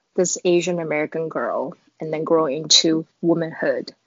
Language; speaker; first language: English; non-native, fluent; Chinese